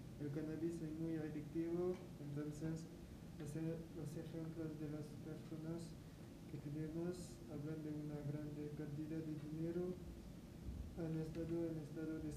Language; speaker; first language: Spanish; non-native, learner; French